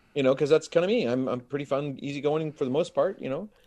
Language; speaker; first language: English; native; English